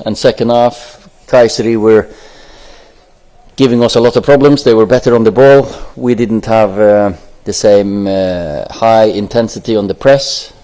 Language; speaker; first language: English; non-native, fluent; Norwegian